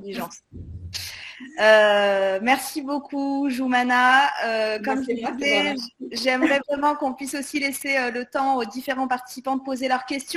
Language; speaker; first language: French; native; French